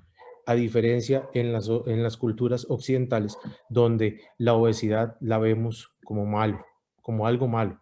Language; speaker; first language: Spanish; native; Spanish